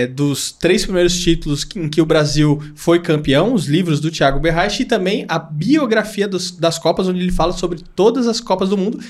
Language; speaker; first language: Portuguese; native; Portuguese